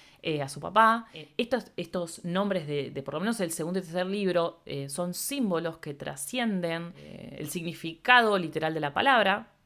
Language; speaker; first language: Spanish; native; Spanish